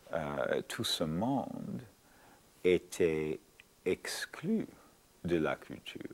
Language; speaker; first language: French; non-native, fluent; English